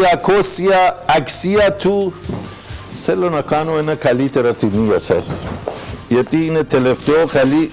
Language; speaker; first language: Greek; non-native, learner; Persian